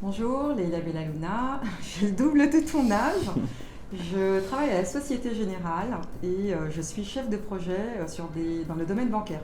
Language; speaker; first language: French; native; French